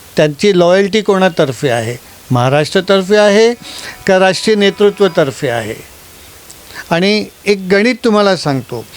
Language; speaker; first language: Marathi; non-native, local second language; Gujarati